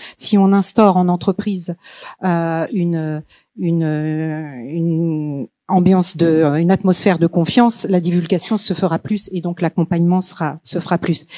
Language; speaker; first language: French; native; French